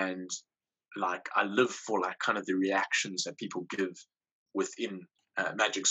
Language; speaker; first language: English; native; English